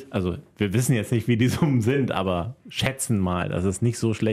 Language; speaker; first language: German; native; German